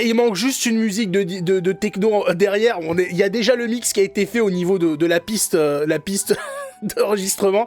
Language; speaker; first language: French; native; French